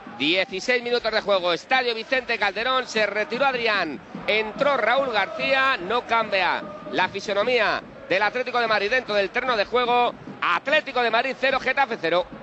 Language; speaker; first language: Spanish; native; Spanish